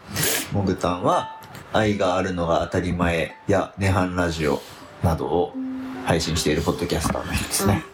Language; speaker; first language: Japanese; native; Japanese